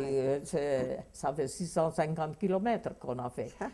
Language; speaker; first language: French; non-native, fluent; Hungarian